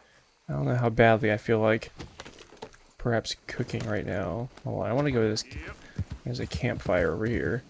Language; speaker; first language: English; native; English